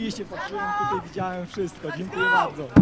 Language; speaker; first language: Polish; native; Polish